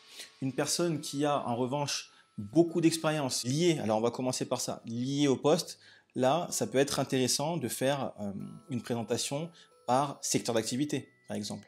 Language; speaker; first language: French; native; French